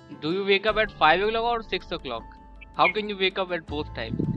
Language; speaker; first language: English; non-native, local second language; Hindi